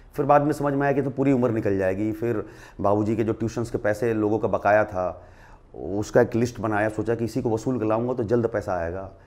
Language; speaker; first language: Hindi; non-native, local second language; Bhojpuri